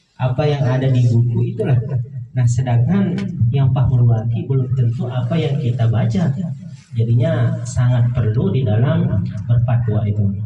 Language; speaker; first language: Indonesian; non-native, local second language; Sasak